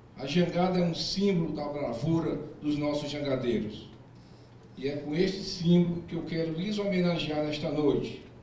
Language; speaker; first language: Portuguese; native; Portuguese